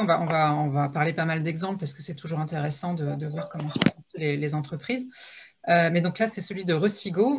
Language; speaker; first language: French; native; French